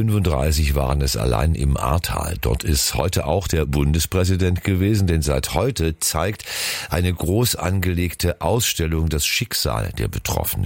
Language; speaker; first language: German; native; German